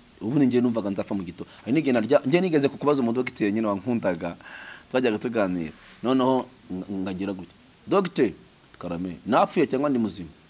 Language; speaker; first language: Kinyarwanda; native; Kinyarwanda